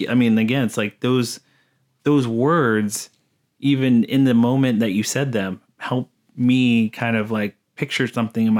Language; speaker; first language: English; native; English